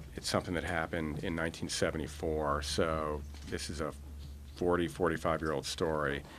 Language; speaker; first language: English; native; English